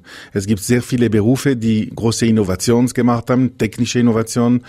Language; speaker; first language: German; non-native, local second language; French